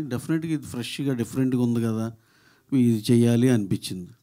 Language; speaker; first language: Telugu; native; Telugu